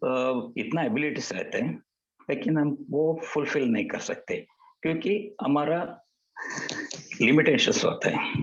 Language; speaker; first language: Hindi; non-native, local second language; Kannada